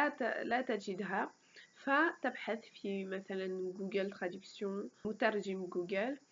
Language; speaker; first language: Arabic; non-native, fluent; French